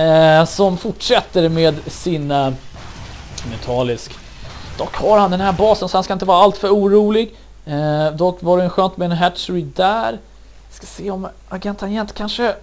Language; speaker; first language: Swedish; native; Swedish